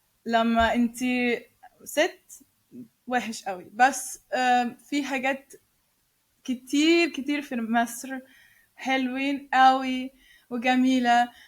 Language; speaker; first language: Arabic; non-native, learner; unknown